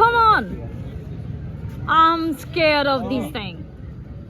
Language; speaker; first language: English; non-native, local second language; Punjabi